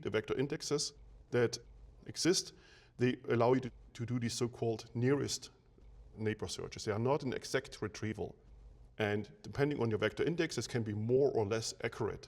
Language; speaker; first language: English; non-native, fluent; German